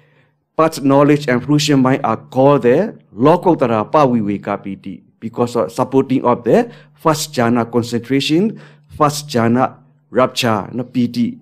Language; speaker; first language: English; non-native, learner; Burmese